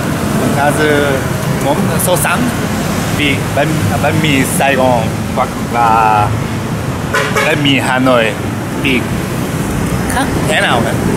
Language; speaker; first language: Vietnamese; non-native, learner; Japanese